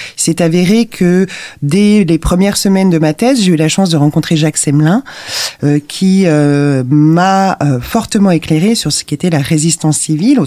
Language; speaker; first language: French; native; French